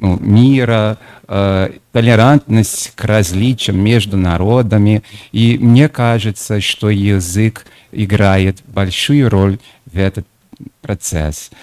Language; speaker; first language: Russian; non-native, fluent; Portuguese